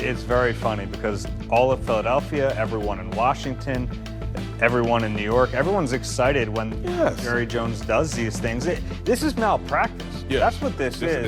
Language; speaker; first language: English; native; English